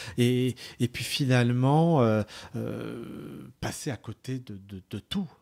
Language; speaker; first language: French; early bilingual, other home language; Arabic